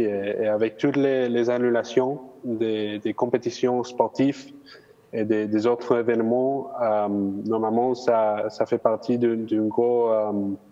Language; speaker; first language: French; non-native, fluent; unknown